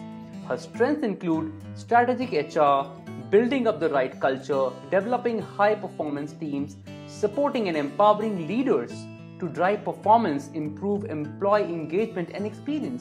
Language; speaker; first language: English; non-native, local second language; Hindi